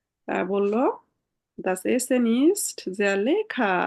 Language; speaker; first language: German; non-native, fluent; Bangla